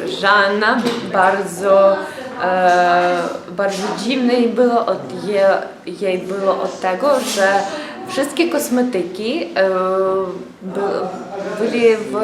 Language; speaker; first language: Polish; non-native, learner; Ukrainian